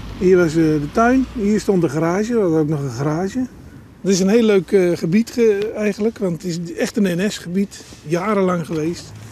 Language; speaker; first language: Dutch; native; Dutch